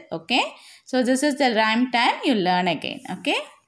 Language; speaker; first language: English; non-native, local second language; Tamil